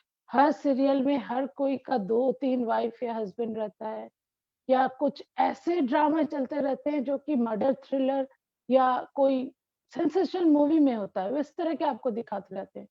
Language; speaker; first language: Hindi; non-native, local second language; Bangla